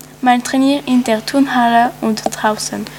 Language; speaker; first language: German; non-native, learner; French